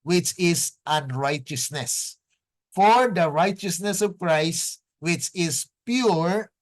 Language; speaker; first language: English; non-native, local second language; Filipino